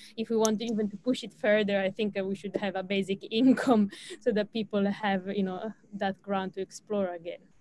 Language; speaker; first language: English; non-native, fluent; Italian